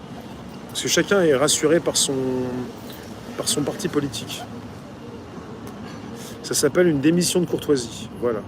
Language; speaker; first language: French; native; French